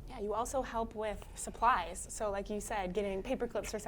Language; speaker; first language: English; native; English